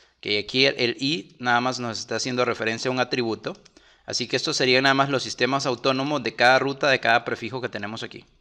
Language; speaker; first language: Spanish; native; Spanish